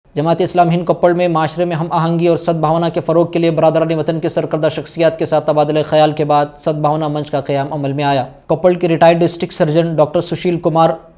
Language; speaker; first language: Urdu; native; Urdu